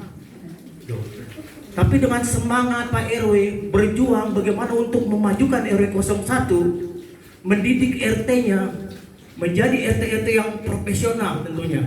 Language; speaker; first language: Indonesian; native; Indonesian